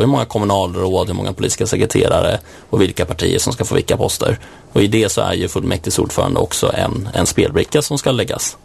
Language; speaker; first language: Swedish; native; Swedish